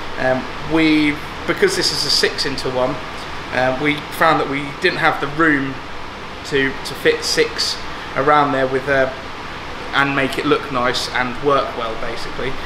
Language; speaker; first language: English; native; English